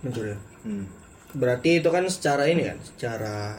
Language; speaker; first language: Indonesian; native; Indonesian